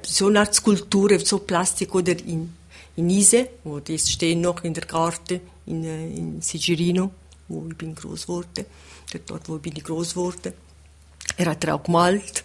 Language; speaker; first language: German; non-native, local second language; Italian